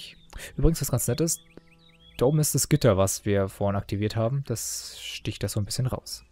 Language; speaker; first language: German; native; German